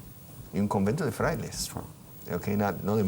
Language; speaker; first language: Spanish; non-native, fluent; English